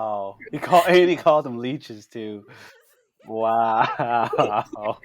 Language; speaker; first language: English; native; English